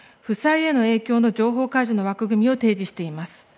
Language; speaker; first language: Japanese; native; Japanese